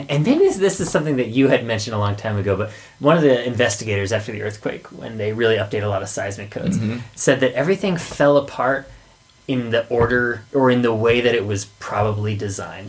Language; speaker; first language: English; native; English